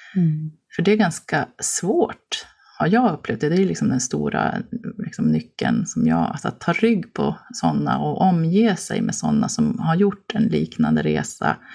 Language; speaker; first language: Swedish; native; Swedish